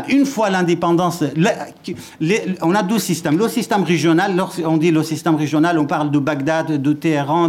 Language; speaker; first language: French; non-native, fluent; Kurdish